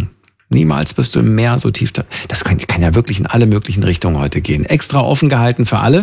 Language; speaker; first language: German; native; German